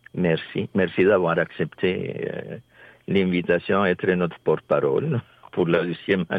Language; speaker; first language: French; non-native, fluent; Spanish